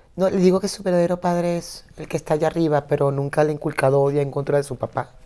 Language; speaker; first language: Spanish; native; Spanish